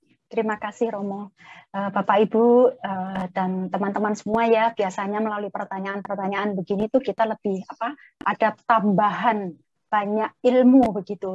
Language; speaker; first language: Indonesian; native; Indonesian